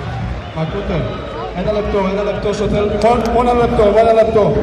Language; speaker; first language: Greek; non-native, fluent; Portuguese